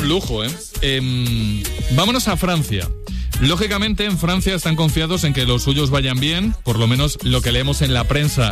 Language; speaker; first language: Spanish; native; Spanish